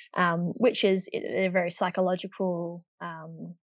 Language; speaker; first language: English; native; English